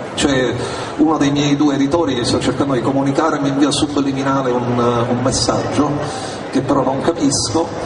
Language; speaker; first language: Italian; native; Italian